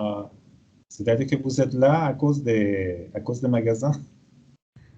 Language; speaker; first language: French; non-native, fluent; Persian